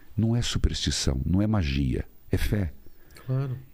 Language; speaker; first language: Portuguese; native; Portuguese